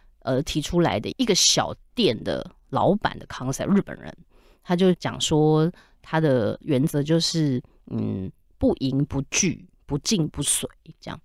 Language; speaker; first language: Chinese; native; Chinese